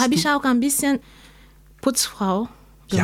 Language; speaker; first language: German; non-native, learner; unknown